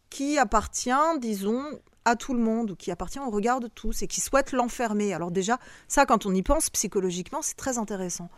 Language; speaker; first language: French; early bilingual, other home language; Bosnian